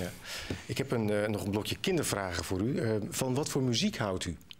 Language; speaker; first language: Dutch; native; Dutch